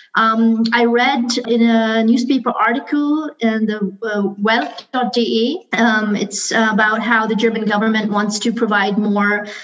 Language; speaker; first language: English; non-native, local second language; Urdu